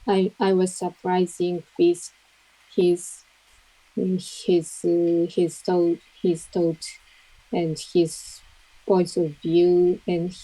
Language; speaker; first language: English; non-native, learner; Japanese